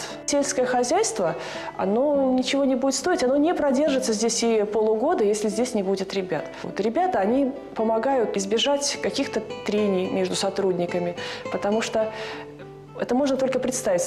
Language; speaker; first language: Russian; native; Russian